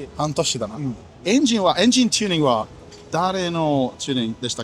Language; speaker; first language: Japanese; non-native, learner; English